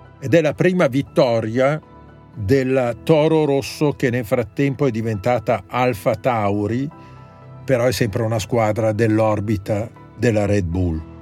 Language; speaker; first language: Italian; native; Italian